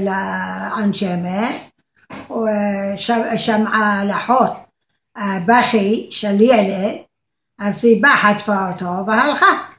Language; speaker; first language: Hebrew; non-native, learner; Arabic